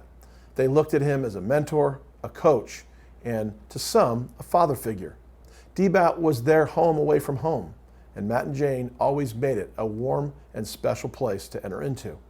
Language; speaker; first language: English; native; English